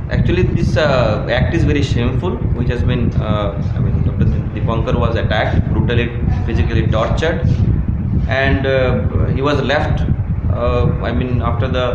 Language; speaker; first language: English; non-native, local second language; Bangla